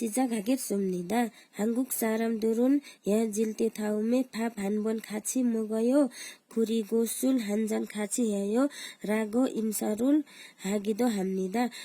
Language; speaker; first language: Korean; non-native, learner; Nepali